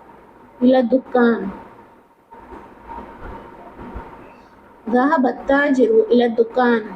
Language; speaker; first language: Arabic; non-native, fluent; Urdu